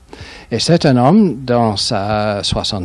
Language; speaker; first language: French; non-native, fluent; English